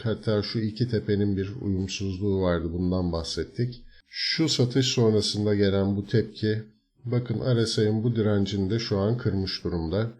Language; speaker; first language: Turkish; native; Turkish